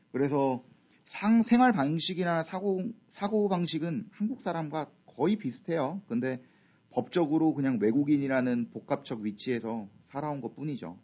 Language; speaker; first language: Korean; native; Korean